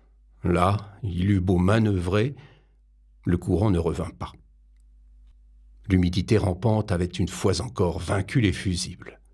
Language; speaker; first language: French; native; French